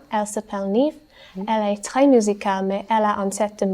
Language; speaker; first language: French; non-native, learner; English